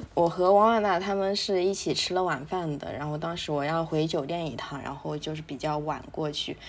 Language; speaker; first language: Chinese; native; Chinese